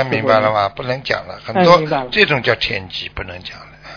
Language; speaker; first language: Chinese; native; Chinese